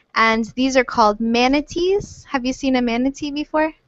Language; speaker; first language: English; native; English